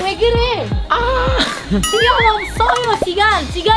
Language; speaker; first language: Korean; non-native, learner; Indonesian